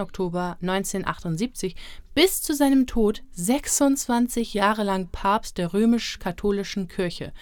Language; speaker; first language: German; native; German